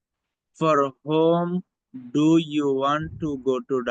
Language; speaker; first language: English; non-native, learner; Bangla